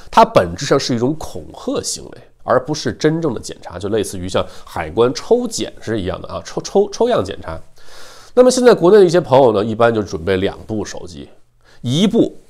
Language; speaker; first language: Chinese; native; Chinese